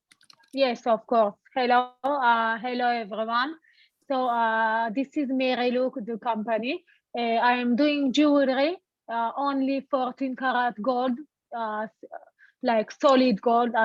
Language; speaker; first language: English; non-native, fluent; Turkish